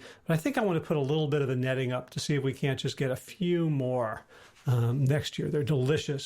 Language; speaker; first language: English; native; English